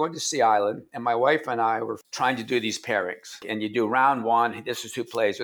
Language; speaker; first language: English; native; English